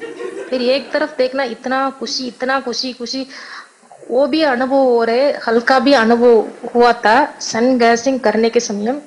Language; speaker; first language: Hindi; non-native, local second language; Tamil